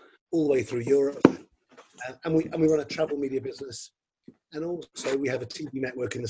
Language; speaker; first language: English; native; English